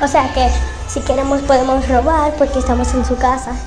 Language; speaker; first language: Spanish; native; Spanish